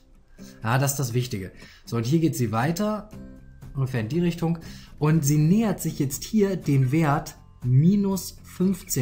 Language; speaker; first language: German; native; German